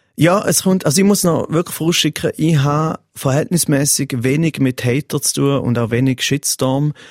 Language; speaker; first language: German; native; German